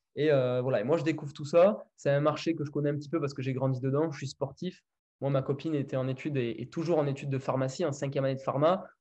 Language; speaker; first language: French; native; French